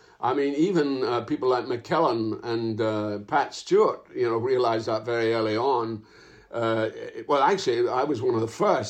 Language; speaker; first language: English; native; English